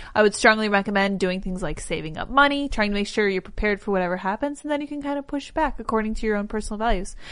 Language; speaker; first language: English; native; English